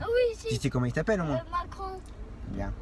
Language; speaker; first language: French; native; French